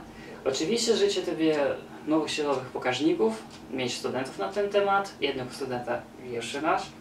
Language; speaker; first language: Polish; non-native, learner; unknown